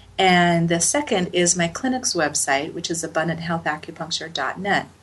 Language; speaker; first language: English; native; English